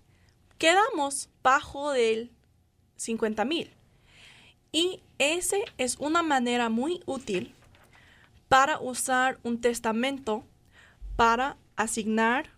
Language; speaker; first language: Spanish; non-native, learner; English